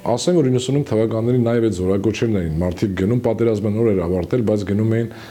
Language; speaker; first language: Armenian; native; Armenian